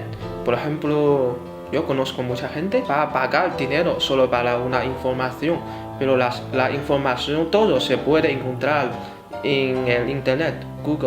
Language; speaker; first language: Spanish; non-native, fluent; Chinese